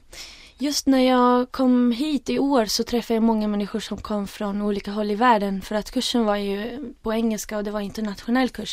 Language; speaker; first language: Swedish; early bilingual, other home language; Arabic